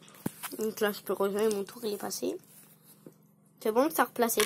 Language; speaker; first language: French; native; French